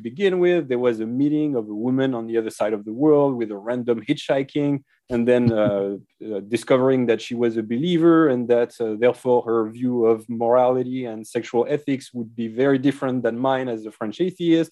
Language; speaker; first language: English; non-native, fluent; French